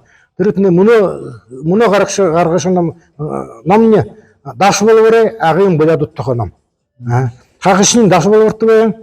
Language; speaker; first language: Mongolian; non-native, learner; Buriat